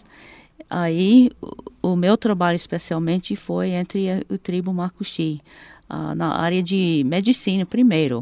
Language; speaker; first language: Portuguese; non-native, fluent; English